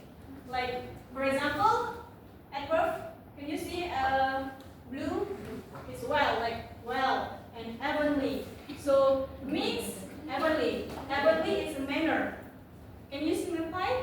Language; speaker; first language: English; non-native, learner; Indonesian